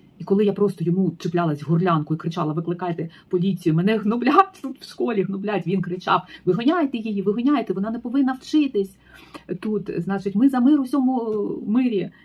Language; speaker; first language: Ukrainian; native; Ukrainian